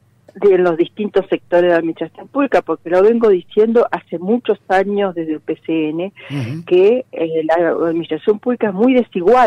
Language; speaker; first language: Spanish; native; Spanish